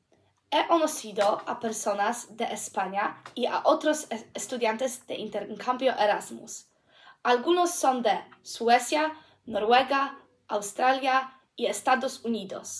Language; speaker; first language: Spanish; non-native, learner; English